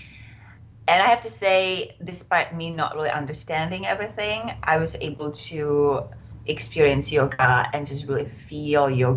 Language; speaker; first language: English; non-native, fluent; Czech